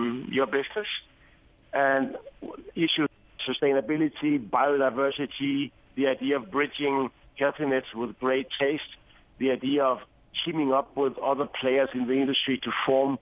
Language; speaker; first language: English; non-native, fluent; Danish